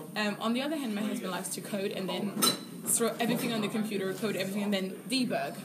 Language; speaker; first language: English; non-native, fluent; French